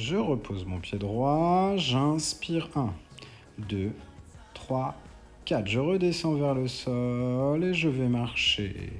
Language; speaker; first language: French; native; French